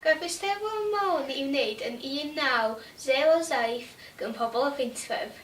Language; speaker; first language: Welsh; native; Welsh